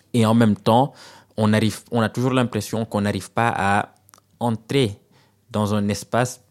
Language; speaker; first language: French; non-native, local second language; Serer